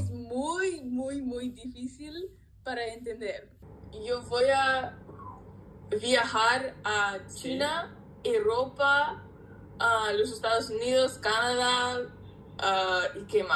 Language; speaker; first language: Spanish; non-native, learner; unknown